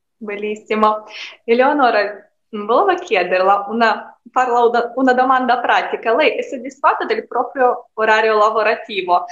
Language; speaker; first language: Italian; non-native, fluent; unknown